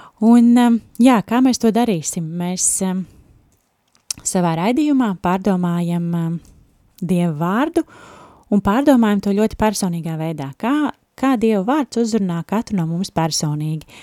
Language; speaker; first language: Latvian; native; Latvian